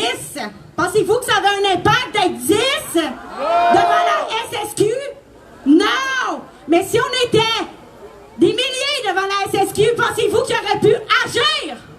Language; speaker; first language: French; native; French